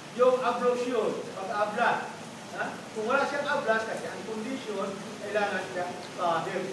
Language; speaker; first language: Filipino; non-native, local second language; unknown